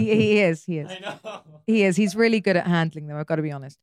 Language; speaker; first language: English; native; English